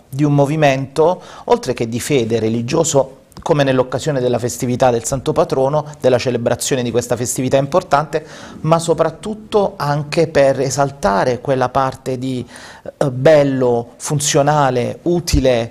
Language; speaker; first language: Italian; native; Italian